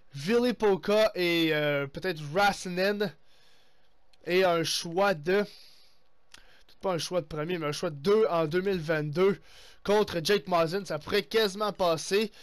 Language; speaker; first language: French; native; French